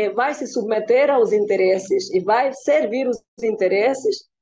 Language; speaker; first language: Portuguese; non-native, fluent; Hungarian